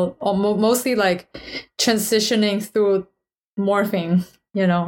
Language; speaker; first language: English; non-native, fluent; Chinese